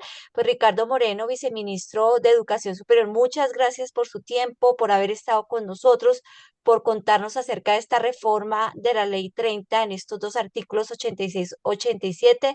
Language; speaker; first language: Spanish; native; Spanish